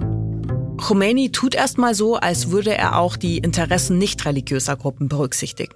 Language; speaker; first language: German; native; German